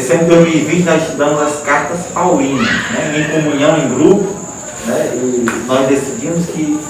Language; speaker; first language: Portuguese; native; Portuguese